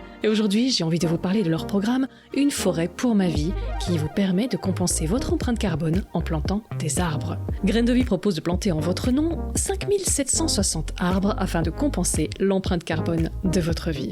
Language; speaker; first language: French; native; French